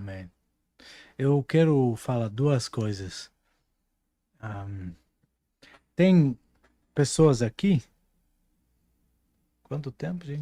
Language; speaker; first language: Portuguese; non-native, fluent; Dutch